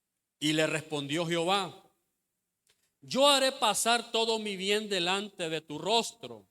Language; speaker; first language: Spanish; native; Spanish